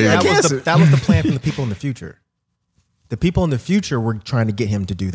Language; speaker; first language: English; native; English